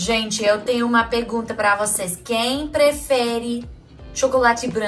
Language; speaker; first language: Portuguese; non-native, fluent; English